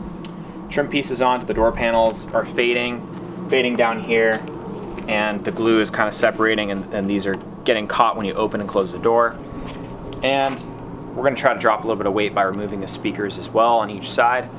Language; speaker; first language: English; native; English